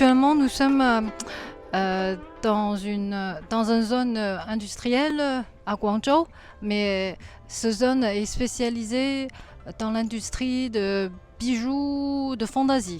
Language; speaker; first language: French; non-native, fluent; Chinese